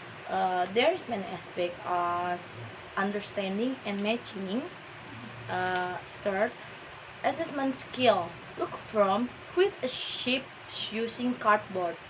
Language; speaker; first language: English; non-native, learner; Indonesian